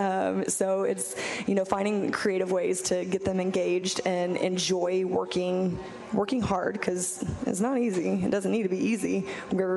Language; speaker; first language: English; native; English